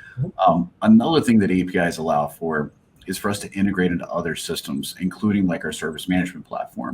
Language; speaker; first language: English; native; English